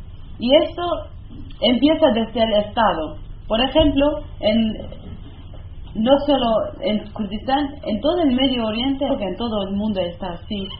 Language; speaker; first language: Spanish; non-native, learner; Kurdish